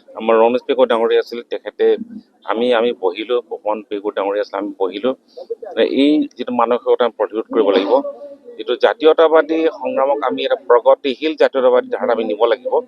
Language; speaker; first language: Assamese; non-native, local second language; Mising